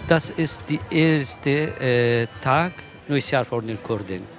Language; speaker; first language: German; non-native, learner; Kurdish